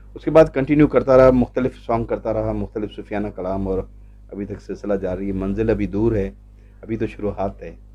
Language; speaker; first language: Urdu; non-native, local second language; Sindhi